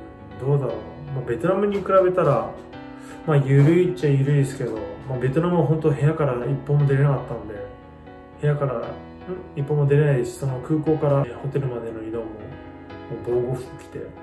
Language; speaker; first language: Japanese; native; Japanese